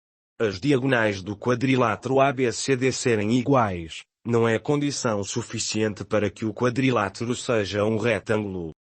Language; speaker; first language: Portuguese; native; Portuguese